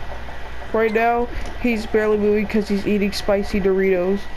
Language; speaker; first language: English; native; English